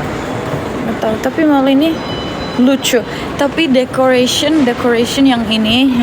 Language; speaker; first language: Indonesian; non-native, learner; Turkish